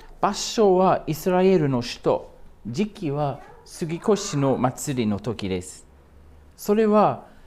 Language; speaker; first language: Japanese; non-native, fluent; English